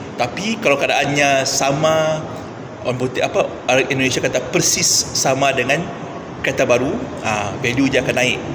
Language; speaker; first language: Malay; non-native, local second language; Iban